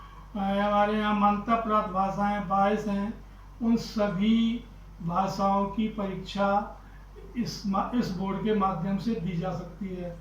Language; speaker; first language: Hindi; native; Hindi